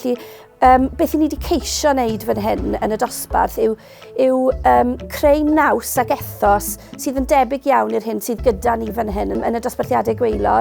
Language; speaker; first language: Welsh; native; Welsh